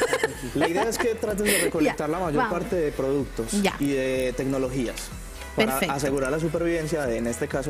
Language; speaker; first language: Spanish; native; Spanish